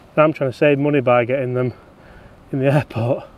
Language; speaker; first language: English; native; English